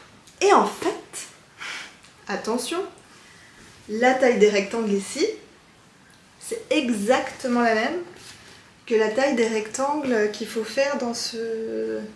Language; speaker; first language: French; native; French